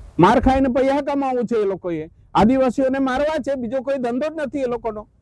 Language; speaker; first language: Gujarati; non-native, local second language; Gamit